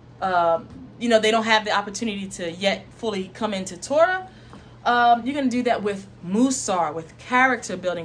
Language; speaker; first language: English; native; English